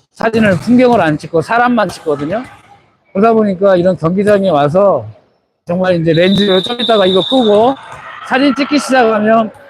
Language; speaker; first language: Korean; native; Korean